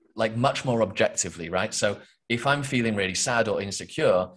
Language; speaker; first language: English; native; English